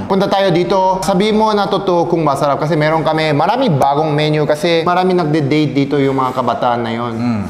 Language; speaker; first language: Filipino; non-native, fluent; Korean